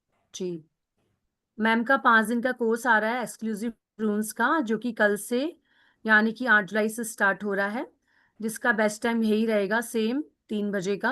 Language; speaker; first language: Hindi; native; Hindi